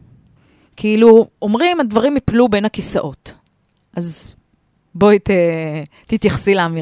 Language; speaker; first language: Hebrew; native; Hebrew